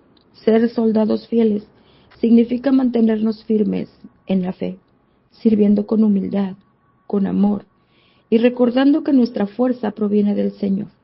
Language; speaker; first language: Spanish; native; Spanish